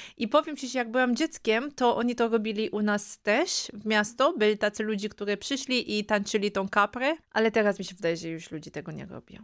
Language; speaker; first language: Polish; non-native, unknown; Romanian